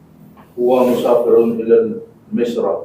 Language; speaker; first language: Arabic; non-native, learner; Filipino